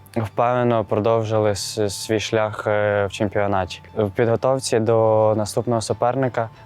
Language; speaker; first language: Ukrainian; native; Ukrainian